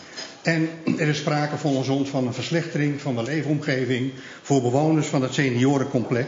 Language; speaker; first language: Dutch; native; Dutch